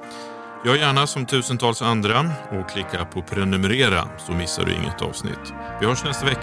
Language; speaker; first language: Swedish; native; Swedish